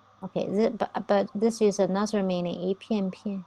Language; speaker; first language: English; non-native, fluent; Chinese